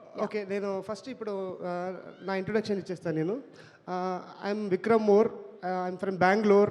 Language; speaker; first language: Telugu; non-native, learner; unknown